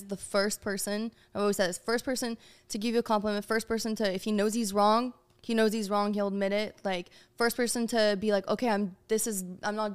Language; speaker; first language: English; non-native, fluent; French